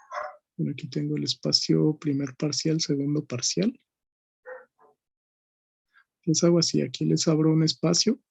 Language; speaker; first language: Spanish; native; Spanish